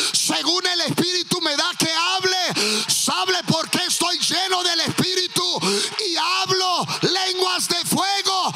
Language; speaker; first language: Spanish; early bilingual, heritage; Spanish